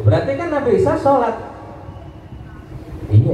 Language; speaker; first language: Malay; non-native, local second language; Javanese